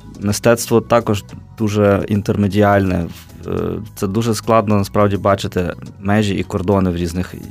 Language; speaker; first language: Ukrainian; native; Ukrainian